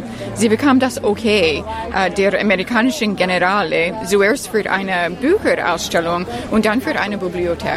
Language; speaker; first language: German; non-native, learner; English